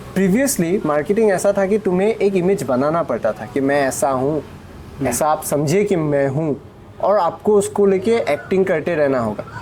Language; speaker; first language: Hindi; non-native, local second language; Assamese